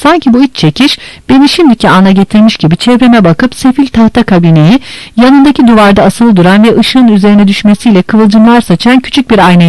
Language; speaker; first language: Turkish; native; Turkish